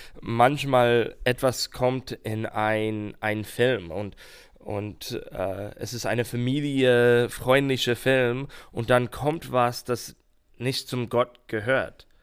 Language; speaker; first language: German; non-native, fluent; English